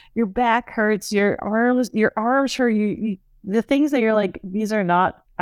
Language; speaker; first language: English; native; English